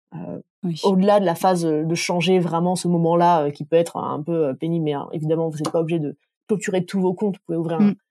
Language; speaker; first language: French; native; French